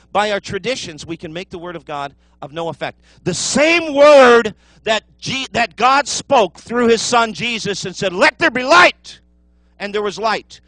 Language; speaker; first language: English; native; English